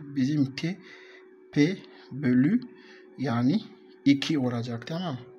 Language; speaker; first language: Turkish; non-native, learner; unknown